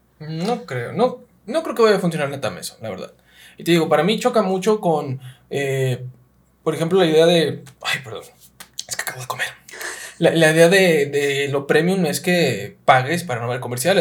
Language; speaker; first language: Spanish; native; Spanish